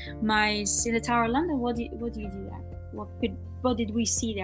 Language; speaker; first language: English; non-native, fluent; Portuguese